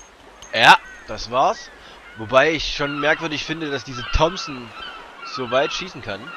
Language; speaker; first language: German; native; German